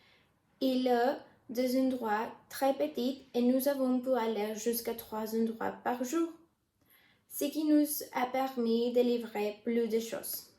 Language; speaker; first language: French; non-native, learner; Spanish